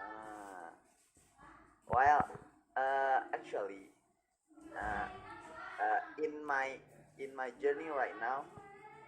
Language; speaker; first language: English; non-native, learner; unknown